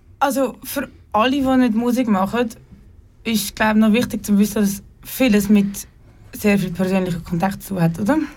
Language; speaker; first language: German; native; German